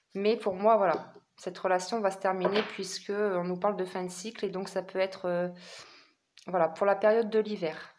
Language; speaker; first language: French; native; French